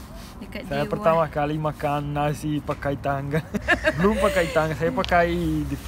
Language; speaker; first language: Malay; non-native, learner; Italian